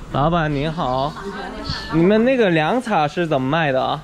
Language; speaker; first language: Chinese; non-native, fluent; Korean